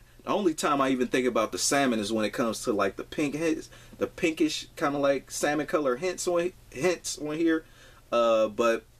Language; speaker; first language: English; native; English